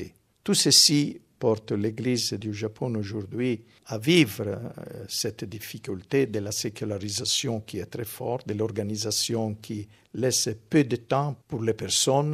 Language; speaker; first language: French; non-native, fluent; Italian